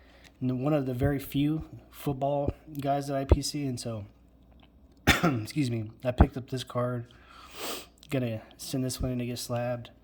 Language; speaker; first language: English; native; English